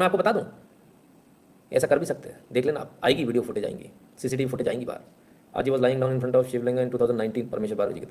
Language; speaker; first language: Hindi; native; Hindi